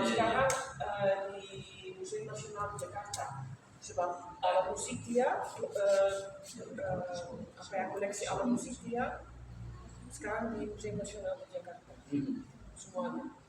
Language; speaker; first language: Indonesian; non-native, fluent; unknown